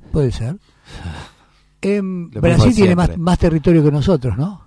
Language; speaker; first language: Spanish; native; Spanish